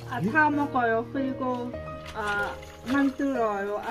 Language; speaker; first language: Korean; non-native, learner; Lao